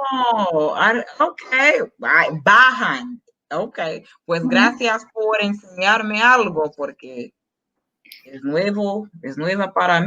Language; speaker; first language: Spanish; non-native, fluent; English